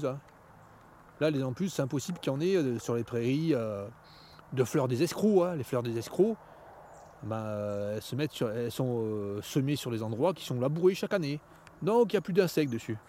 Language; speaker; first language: French; native; French